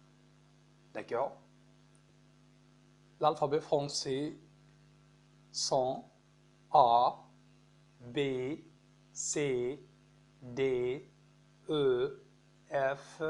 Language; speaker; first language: French; non-native, fluent; Arabic